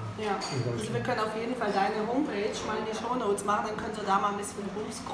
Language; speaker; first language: German; native; German